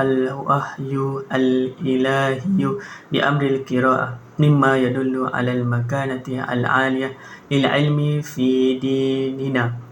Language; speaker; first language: Arabic; non-native, learner; Malay